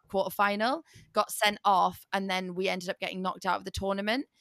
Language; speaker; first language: English; native; English